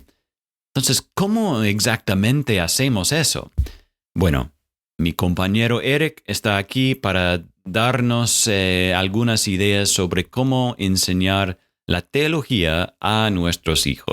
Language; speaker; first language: Spanish; non-native, fluent; English